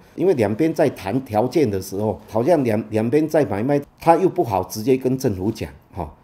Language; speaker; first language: Chinese; native; Chinese